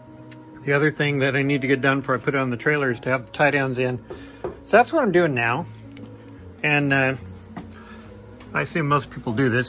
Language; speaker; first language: English; native; English